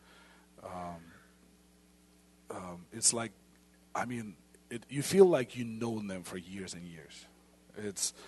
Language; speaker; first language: English; non-native, fluent; Ukrainian